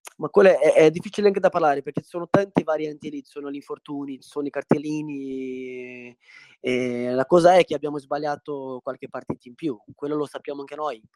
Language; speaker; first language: Italian; non-native, fluent; Portuguese